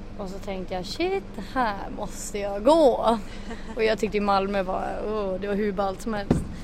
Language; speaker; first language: Swedish; native; Swedish